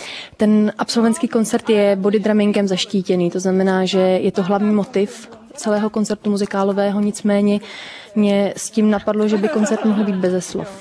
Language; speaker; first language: Czech; native; Czech